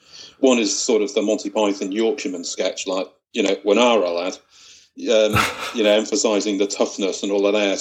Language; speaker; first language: English; native; English